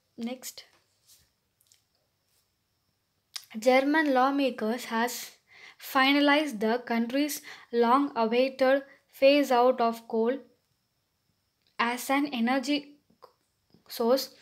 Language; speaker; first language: English; non-native, local second language; Tamil